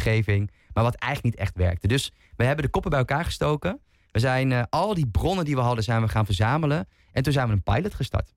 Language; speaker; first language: Dutch; native; Dutch